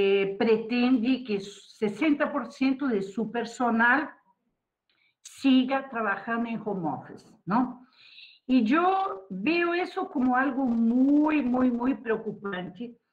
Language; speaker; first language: Spanish; non-native, fluent; Portuguese